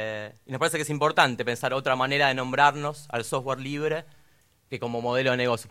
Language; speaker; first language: Spanish; native; Spanish